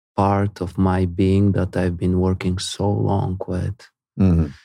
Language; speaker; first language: English; non-native, fluent; Spanish